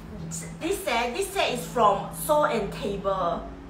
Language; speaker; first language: English; non-native, local second language; Chinese